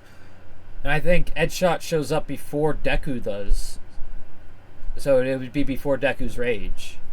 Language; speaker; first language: English; native; English